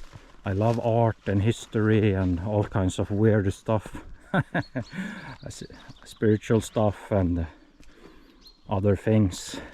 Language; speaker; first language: English; non-native, fluent; Swedish